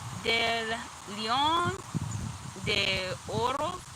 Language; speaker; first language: Spanish; non-native, learner; English